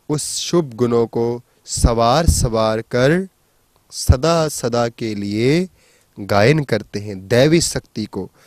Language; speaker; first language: Hindi; non-native, local second language; Punjabi